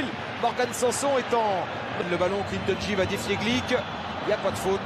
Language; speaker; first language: French; native; French